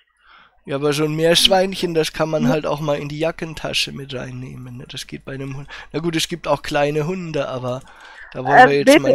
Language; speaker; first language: German; native; German